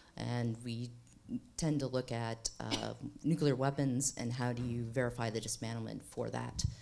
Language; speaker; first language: English; native; English